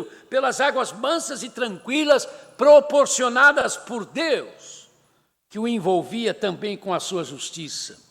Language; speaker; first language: Portuguese; native; Portuguese